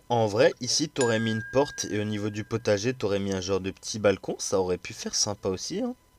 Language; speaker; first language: French; native; French